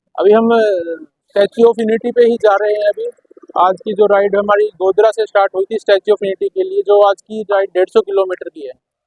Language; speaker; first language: Hindi; native; Hindi